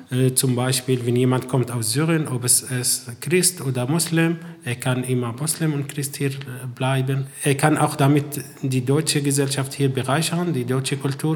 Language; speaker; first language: German; non-native, fluent; Arabic